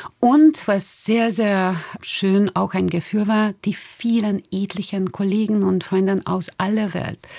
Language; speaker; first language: German; non-native, fluent; Hungarian